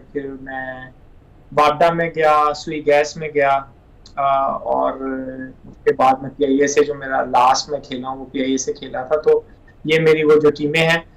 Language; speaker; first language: Urdu; non-native, local second language; Punjabi